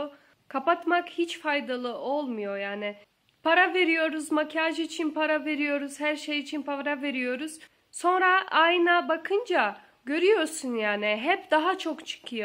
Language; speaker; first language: Turkish; non-native, learner; Portuguese